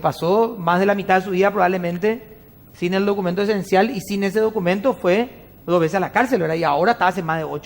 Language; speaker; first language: Spanish; native; Spanish